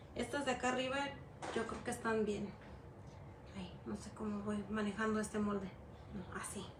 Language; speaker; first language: Spanish; early bilingual, heritage; Spanish